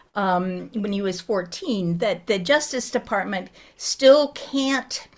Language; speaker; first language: English; native; English